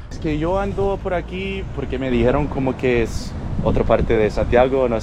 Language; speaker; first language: Spanish; non-native, learner; English